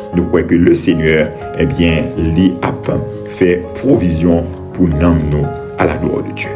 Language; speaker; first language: French; non-native, local second language; Haitian Creole